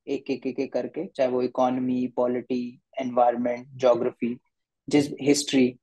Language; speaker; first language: Hindi; native; Hindi